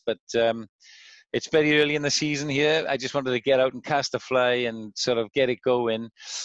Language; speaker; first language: English; native; English